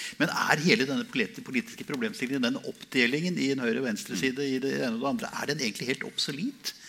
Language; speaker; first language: Norwegian; native; Norwegian